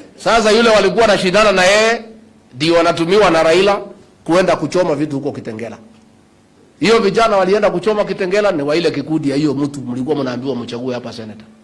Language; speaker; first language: Swahili; non-native, local second language; Kikuyu